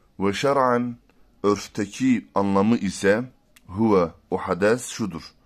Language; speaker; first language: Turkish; native; Turkish